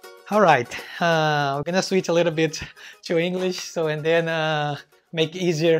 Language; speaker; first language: English; non-native, fluent; Portuguese